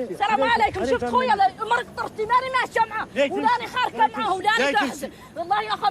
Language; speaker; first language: Arabic; native; Arabic